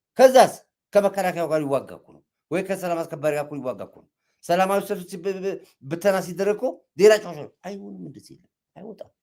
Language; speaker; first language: Amharic; native; Amharic